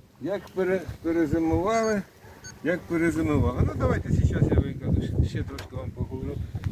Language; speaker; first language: Ukrainian; native; Ukrainian